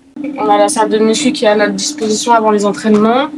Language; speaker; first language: French; native; French